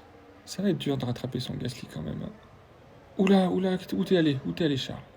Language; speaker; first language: French; native; French